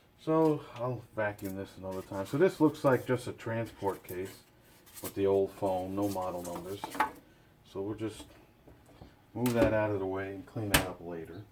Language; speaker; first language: English; native; English